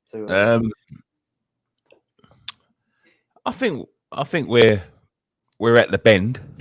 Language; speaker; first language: English; native; English